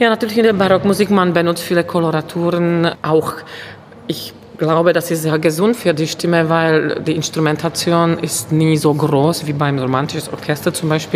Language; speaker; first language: German; non-native, fluent; Czech